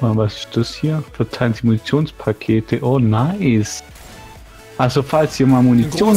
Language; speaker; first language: German; native; German